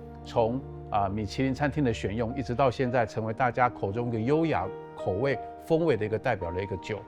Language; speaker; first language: Chinese; native; Chinese